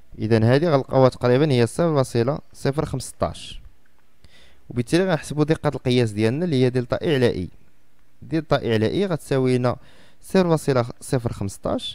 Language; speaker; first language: Arabic; native; Arabic